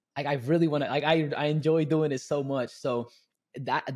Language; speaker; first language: English; early bilingual, other home language; Spanish